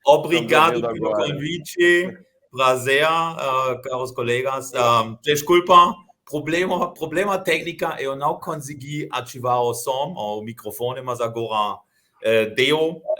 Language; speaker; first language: Portuguese; non-native, fluent; German